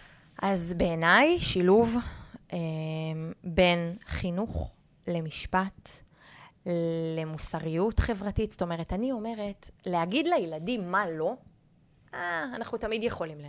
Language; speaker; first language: Hebrew; native; Hebrew